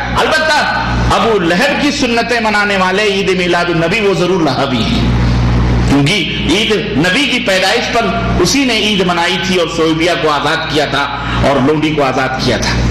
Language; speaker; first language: Urdu; native; Urdu